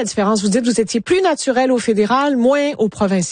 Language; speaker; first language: French; native; French